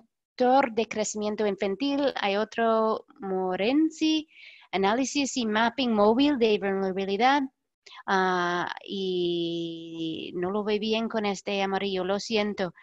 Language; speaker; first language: Spanish; non-native, fluent; English